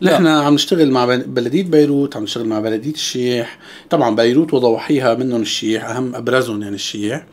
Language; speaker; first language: Arabic; native; Arabic